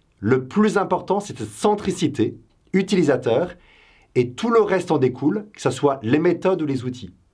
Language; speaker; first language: French; native; French